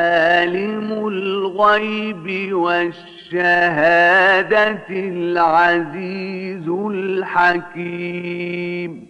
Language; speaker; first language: Arabic; native; Arabic